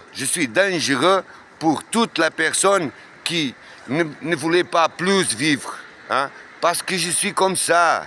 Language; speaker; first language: French; non-native, learner; Portuguese